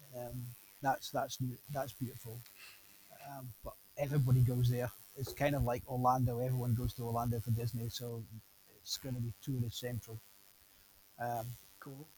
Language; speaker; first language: English; native; English